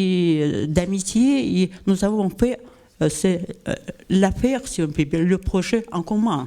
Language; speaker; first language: French; non-native, learner; Russian